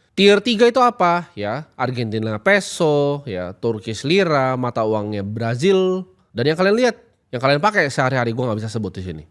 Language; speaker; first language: Indonesian; native; Indonesian